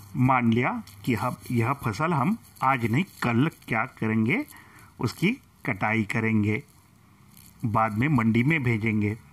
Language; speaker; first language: Hindi; non-native, local second language; Marathi